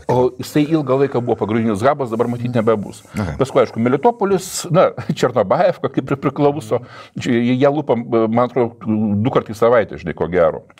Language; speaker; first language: Lithuanian; native; Lithuanian